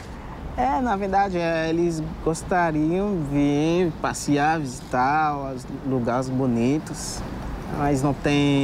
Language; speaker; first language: Portuguese; non-native, learner; Haitian Creole